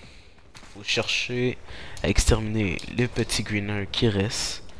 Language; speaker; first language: French; native; French